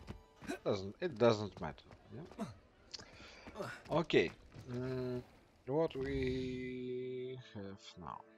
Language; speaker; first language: English; non-native, learner; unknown